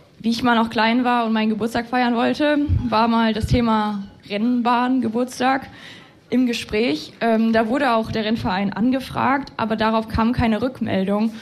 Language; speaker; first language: German; native; German